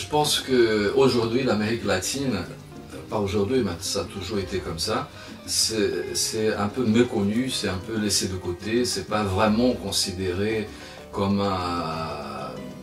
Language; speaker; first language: French; non-native, fluent; Spanish